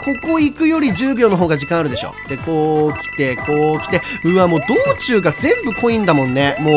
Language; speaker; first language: Japanese; native; Japanese